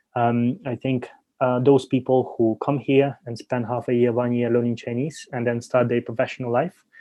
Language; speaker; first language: English; non-native, fluent; Ukrainian